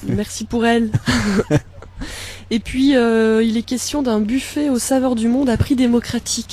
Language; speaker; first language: French; native; French